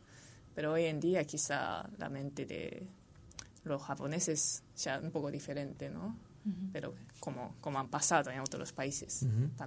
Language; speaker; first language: Spanish; non-native, fluent; Japanese